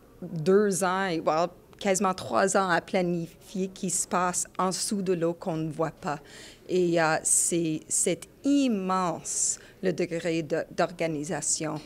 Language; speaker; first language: French; non-native, learner; English